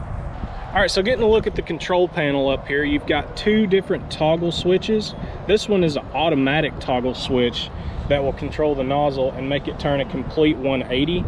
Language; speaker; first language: English; native; English